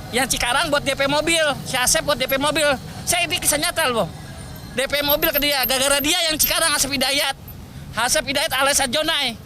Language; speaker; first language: Indonesian; native; Indonesian